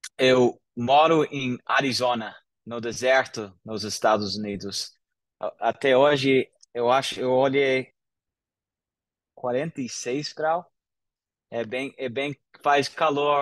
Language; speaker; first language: Portuguese; non-native, fluent; English